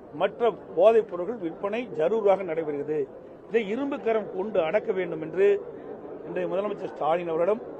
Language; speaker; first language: Tamil; native; Tamil